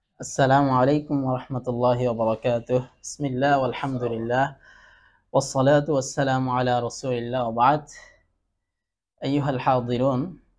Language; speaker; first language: Arabic; non-native, fluent; Bangla